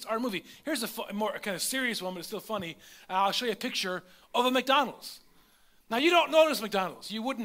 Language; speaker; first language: English; native; English